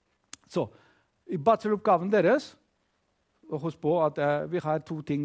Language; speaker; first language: Norwegian; non-native, fluent; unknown